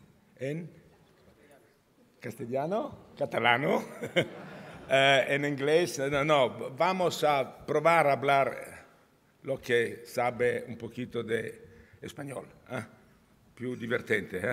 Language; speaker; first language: Spanish; non-native, learner; Italian